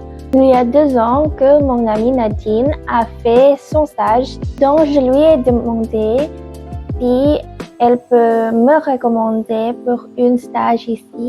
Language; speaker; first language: French; non-native, learner; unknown